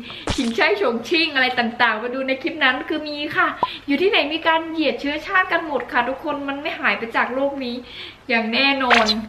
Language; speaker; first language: Thai; native; Thai